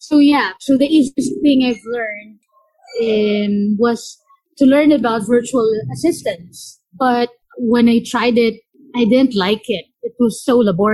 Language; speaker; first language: English; non-native, local second language; Filipino